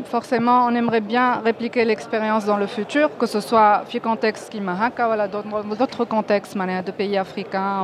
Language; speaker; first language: French; non-native, local second language; Arabic